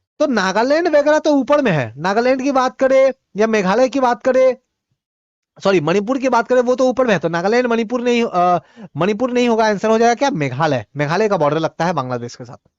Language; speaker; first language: Hindi; non-native, local second language; Bhojpuri